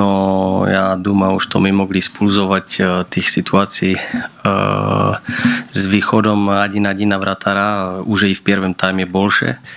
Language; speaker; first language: Russian; non-native, learner; Slovak